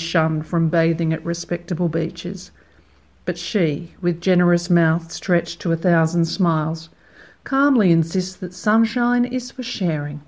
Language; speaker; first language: English; native; English